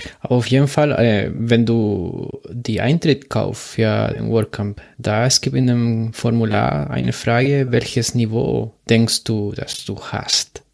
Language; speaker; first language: German; non-native, fluent; Spanish